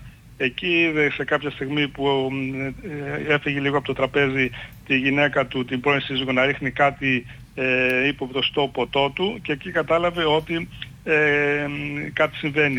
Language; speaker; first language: Greek; native; Greek